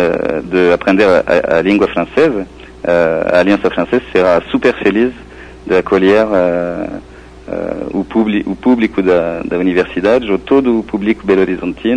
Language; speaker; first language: Portuguese; non-native, fluent; French